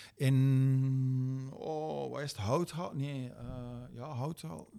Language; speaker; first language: Dutch; native; Dutch